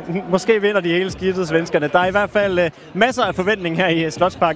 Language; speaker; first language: Danish; native; Danish